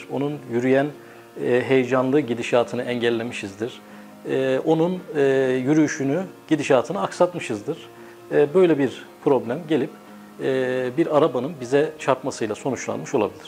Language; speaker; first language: Turkish; native; Turkish